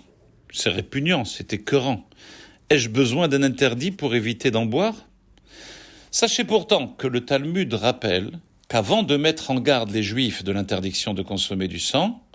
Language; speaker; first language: French; native; French